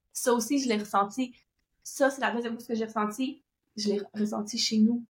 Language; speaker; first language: French; native; French